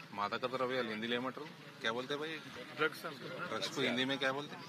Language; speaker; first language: Hindi; non-native, local second language; Telugu